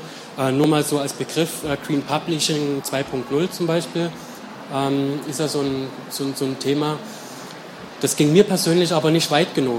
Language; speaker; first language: German; native; German